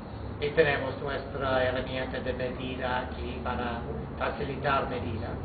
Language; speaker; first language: Spanish; non-native, fluent; English